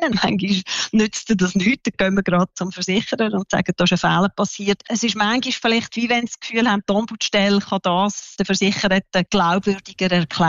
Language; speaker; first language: German; native; German